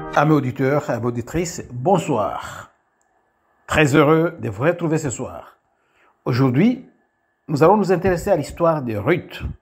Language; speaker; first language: French; non-native, local second language; Kinyarwanda